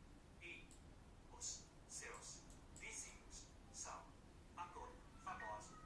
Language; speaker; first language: Portuguese; non-native, learner; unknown